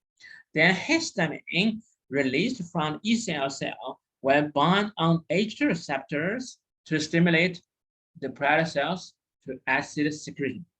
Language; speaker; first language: English; non-native, fluent; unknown